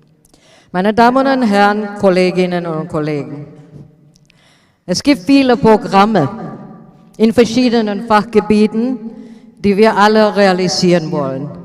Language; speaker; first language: German; non-native, fluent; Indonesian